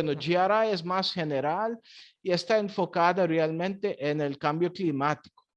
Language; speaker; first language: Spanish; non-native, fluent; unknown